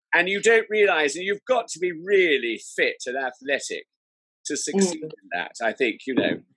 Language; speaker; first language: English; native; English